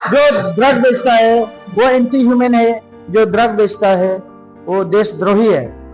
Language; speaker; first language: Hindi; non-native, local second language; Nyishi